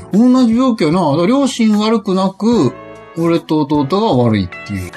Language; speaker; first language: Japanese; native; Japanese